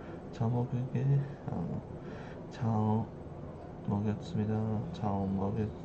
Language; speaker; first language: Korean; non-native, learner; English